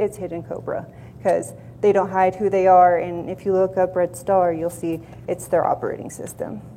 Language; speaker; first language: English; native; English